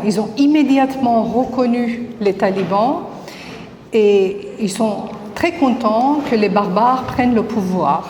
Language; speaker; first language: French; non-native, fluent; Persian